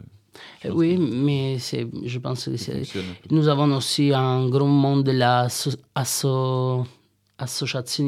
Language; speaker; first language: French; non-native, learner; Italian